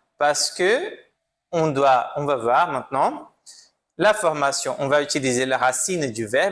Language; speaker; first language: French; non-native, fluent; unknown